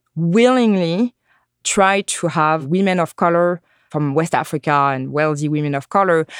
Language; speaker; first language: English; non-native, fluent; French